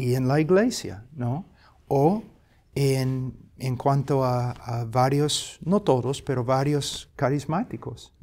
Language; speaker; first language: Spanish; non-native, fluent; English